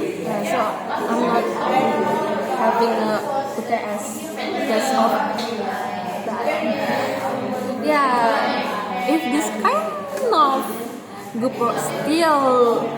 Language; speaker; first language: English; non-native, learner; Indonesian